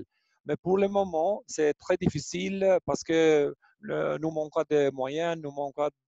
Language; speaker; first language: French; non-native, learner; Albanian